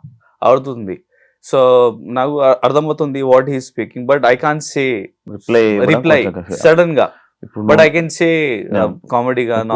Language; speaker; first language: Telugu; non-native, learner; Hindi